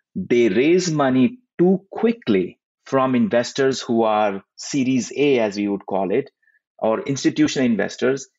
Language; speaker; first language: English; non-native, local second language; Hindi